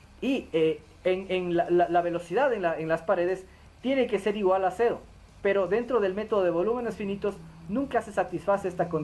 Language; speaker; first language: Spanish; native; Spanish